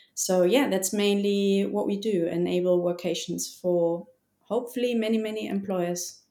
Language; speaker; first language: English; non-native, fluent; German